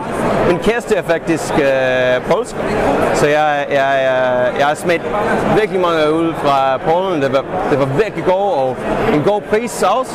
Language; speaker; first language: Danish; non-native, fluent; English